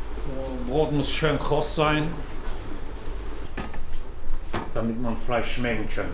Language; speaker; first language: German; non-native, fluent; Turkish